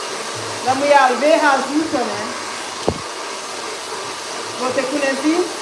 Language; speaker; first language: Dutch; non-native, learner; English